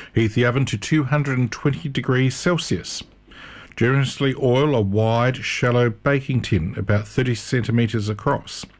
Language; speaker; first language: English; early bilingual, other home language; Italian